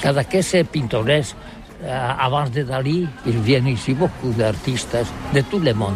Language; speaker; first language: French; non-native, learner; Catalan